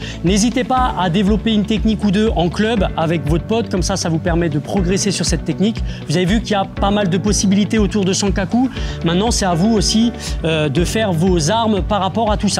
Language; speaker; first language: French; native; French